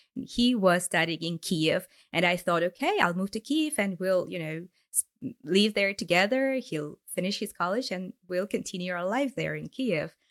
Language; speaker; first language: English; non-native, fluent; Ukrainian